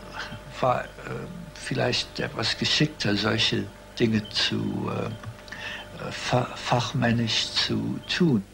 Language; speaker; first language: German; early bilingual, heritage; German